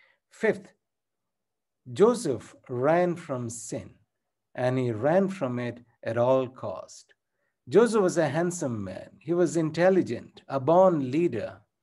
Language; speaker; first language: English; non-native, local second language; Malayalam